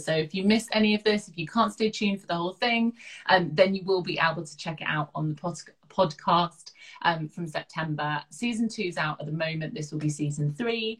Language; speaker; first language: English; native; English